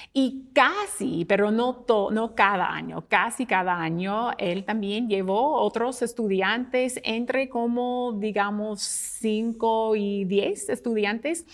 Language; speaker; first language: Spanish; non-native, fluent; English